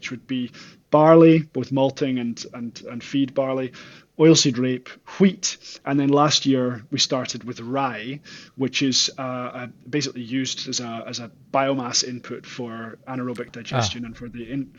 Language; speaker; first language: English; native; English